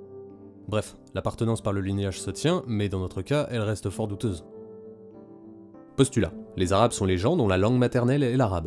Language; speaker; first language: French; native; French